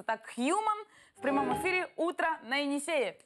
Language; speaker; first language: Russian; native; Russian